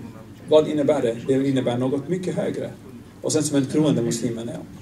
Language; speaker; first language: Swedish; non-native, fluent; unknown